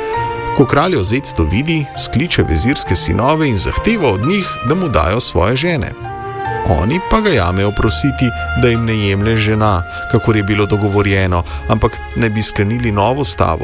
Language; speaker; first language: Slovenian; native; Slovenian